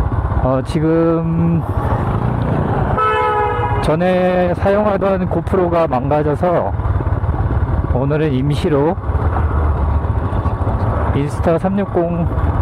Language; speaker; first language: Korean; native; Korean